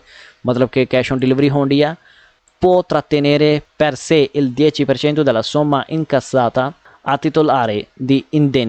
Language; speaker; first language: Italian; non-native, fluent; Punjabi